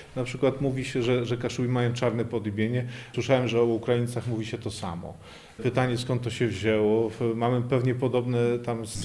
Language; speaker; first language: Polish; non-native, local second language; Kashubian